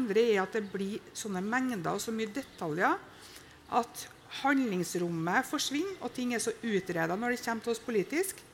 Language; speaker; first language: Norwegian; native; Norwegian